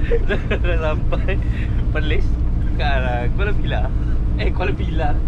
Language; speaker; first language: Malay; native; Malay